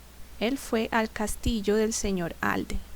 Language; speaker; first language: Spanish; native; Spanish